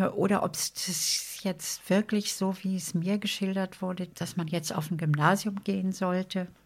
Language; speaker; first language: German; native; German